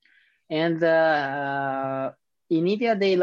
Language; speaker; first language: English; non-native, fluent; Portuguese